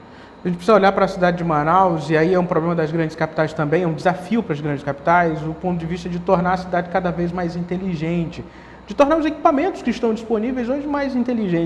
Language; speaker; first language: Portuguese; native; Portuguese